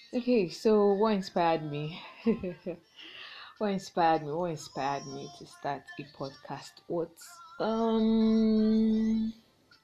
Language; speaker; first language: English; non-native, local second language; Igbo